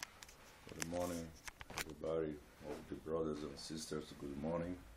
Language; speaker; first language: English; non-native, learner; Portuguese